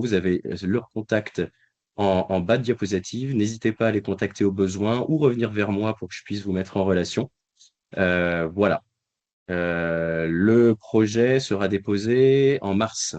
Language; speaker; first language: French; native; French